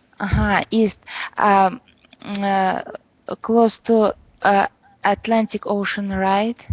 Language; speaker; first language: English; non-native, learner; Russian